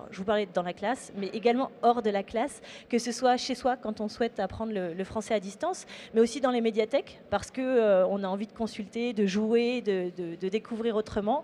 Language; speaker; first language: French; native; French